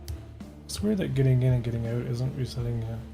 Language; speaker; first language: English; native; English